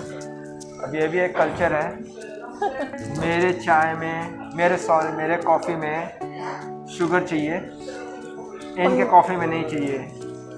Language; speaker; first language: Hindi; native; Hindi